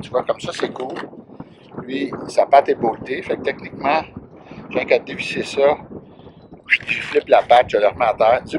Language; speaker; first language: French; native; French